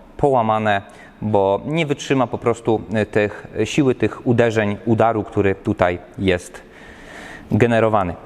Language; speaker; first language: Polish; native; Polish